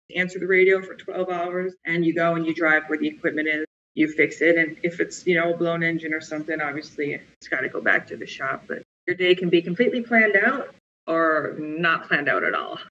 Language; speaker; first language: English; native; English